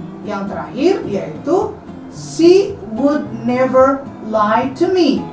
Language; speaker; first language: English; non-native, fluent; Indonesian